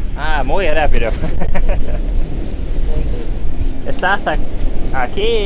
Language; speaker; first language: Spanish; non-native, learner; English